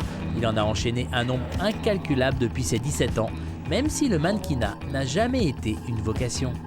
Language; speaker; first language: French; native; French